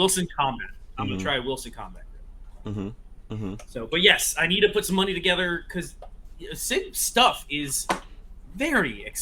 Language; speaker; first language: English; native; English